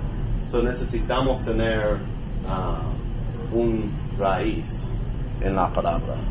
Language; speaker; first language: Spanish; non-native, learner; English